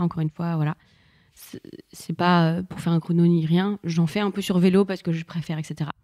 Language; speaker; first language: French; native; French